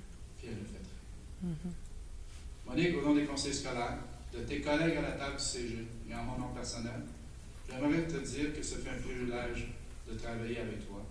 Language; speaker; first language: French; native; French